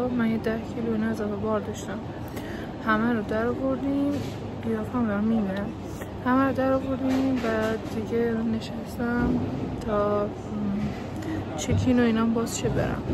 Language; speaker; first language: Persian; native; Persian